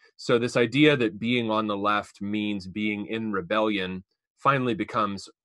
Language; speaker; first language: English; native; English